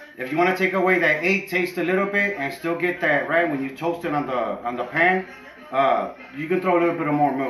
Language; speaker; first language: English; early bilingual, other home language; Spanish